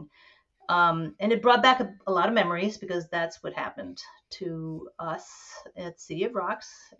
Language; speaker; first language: English; native; English